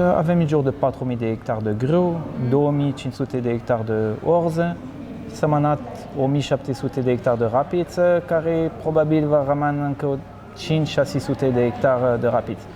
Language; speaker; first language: Romanian; non-native, fluent; French